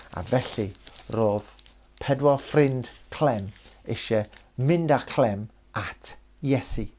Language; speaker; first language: Welsh; non-native, local second language; English